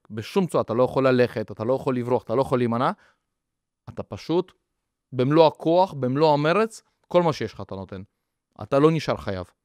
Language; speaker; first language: Hebrew; early bilingual, other home language; Russian